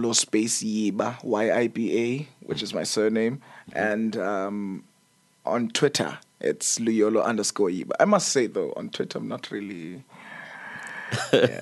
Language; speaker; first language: English; non-native, local second language; Xhosa